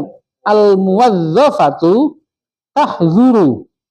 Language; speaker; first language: Arabic; non-native, fluent; Indonesian